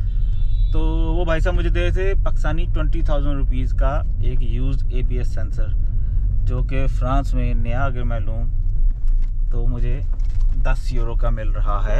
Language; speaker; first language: Urdu; native; Urdu